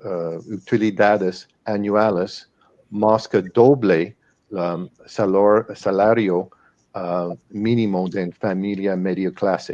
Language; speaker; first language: Spanish; non-native, fluent; English